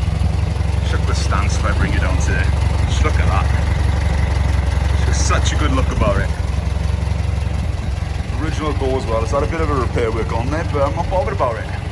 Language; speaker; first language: English; native; English